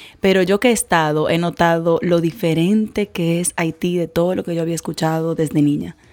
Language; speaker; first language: Spanish; native; Spanish